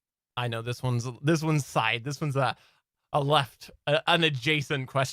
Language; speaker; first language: English; native; English